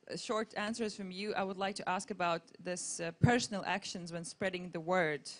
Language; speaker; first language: English; non-native, fluent; Latvian